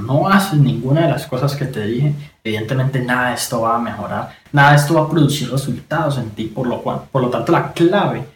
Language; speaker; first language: Spanish; native; Spanish